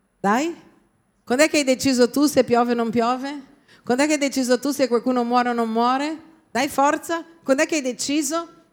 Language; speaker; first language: Italian; non-native, fluent; Portuguese